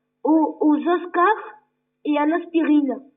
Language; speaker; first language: French; native; French